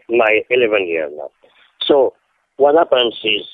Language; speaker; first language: English; non-native, fluent; French